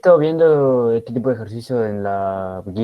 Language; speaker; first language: Spanish; native; Spanish